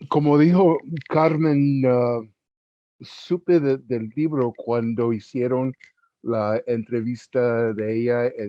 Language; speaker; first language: Spanish; early bilingual, heritage; Spanish